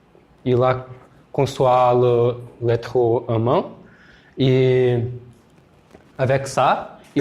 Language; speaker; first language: French; non-native, learner; Portuguese